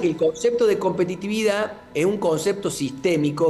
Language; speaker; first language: Spanish; native; Spanish